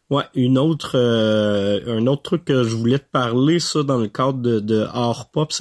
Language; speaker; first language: French; native; French